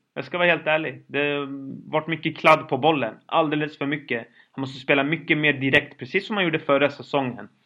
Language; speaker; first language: Swedish; early bilingual, other home language; Kurdish